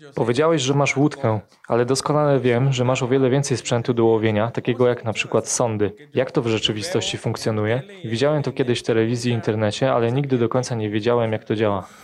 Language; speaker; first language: Polish; native; Polish